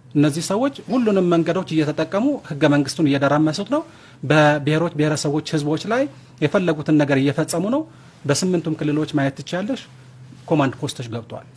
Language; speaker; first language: Amharic; non-native, local second language; Tigrinya